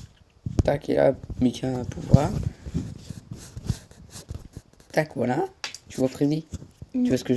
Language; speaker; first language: French; native; French